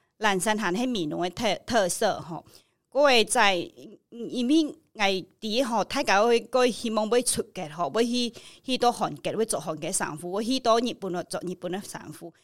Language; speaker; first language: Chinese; non-native, fluent; Hakka Chinese